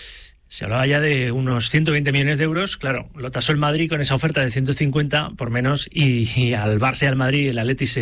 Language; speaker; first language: Spanish; native; Spanish